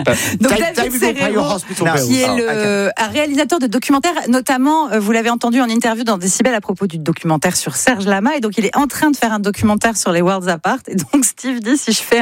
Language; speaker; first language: French; native; French